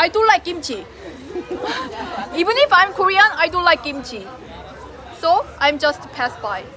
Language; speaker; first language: English; non-native, learner; Korean